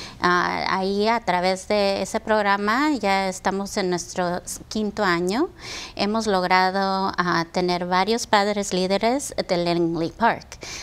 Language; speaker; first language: Spanish; early bilingual, heritage; Spanish